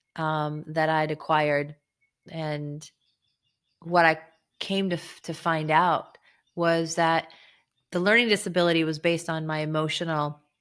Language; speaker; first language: English; early bilingual, other home language; Hebrew